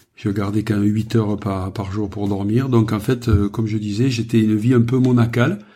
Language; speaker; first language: French; native; French